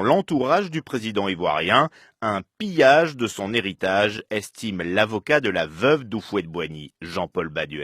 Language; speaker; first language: French; native; French